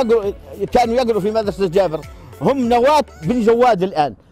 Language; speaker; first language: Arabic; native; Arabic